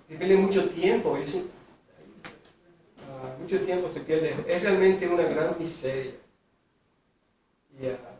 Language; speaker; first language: Spanish; native; Spanish